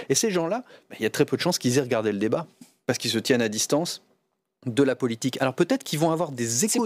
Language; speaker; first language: French; native; French